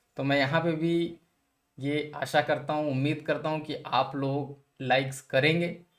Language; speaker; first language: Hindi; native; Hindi